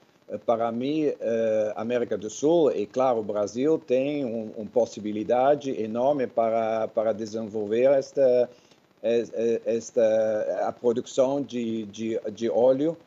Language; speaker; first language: Portuguese; non-native, fluent; Dutch